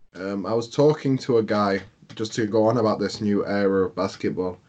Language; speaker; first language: English; native; English